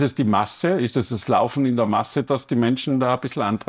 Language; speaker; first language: German; native; German